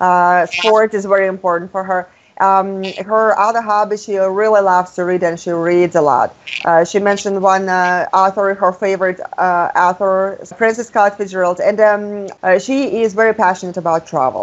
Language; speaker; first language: English; non-native, fluent; Russian